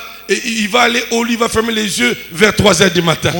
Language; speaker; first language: French; non-native, local second language; Lingala